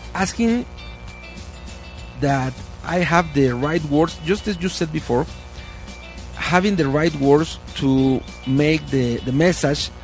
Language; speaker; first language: English; non-native, learner; Spanish